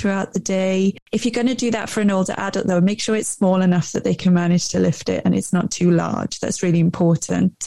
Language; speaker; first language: English; native; English